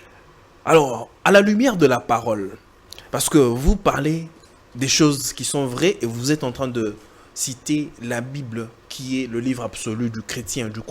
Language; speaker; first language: French; non-native, local second language; Lingala